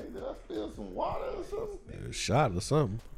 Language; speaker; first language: English; native; English